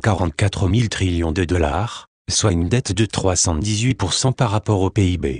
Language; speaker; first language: French; native; French